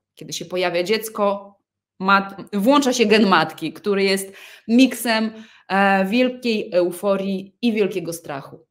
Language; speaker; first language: Polish; early bilingual, other home language; Russian